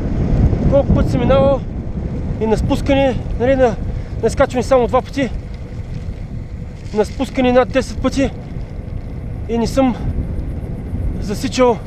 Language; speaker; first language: Bulgarian; native; Bulgarian